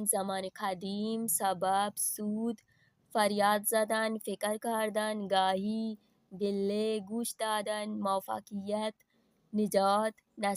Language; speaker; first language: Persian; non-native, fluent; Urdu